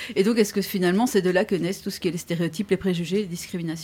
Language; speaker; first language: French; native; French